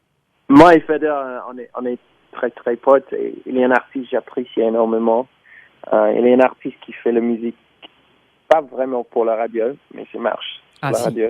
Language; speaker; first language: French; non-native, learner; English